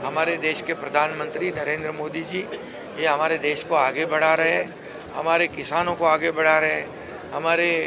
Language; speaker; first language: Hindi; non-native, local second language; Marathi